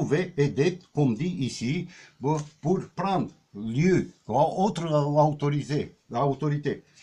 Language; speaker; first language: French; non-native, learner; Romanian